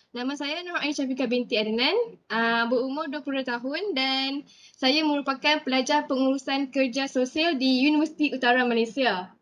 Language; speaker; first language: Malay; native; Malay